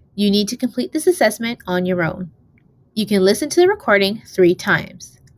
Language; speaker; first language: English; native; English